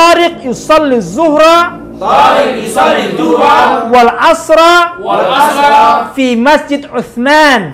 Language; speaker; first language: Arabic; non-native, fluent; Indonesian